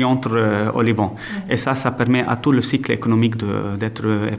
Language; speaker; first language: French; non-native, local second language; Arabic